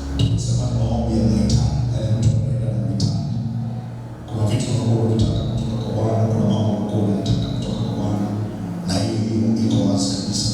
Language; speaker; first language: Swahili; non-native, local second language; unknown